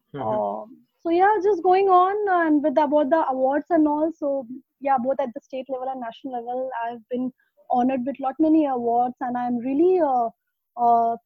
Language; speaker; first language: English; non-native, local second language; Hindi